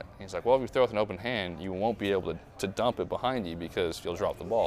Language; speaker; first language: English; native; English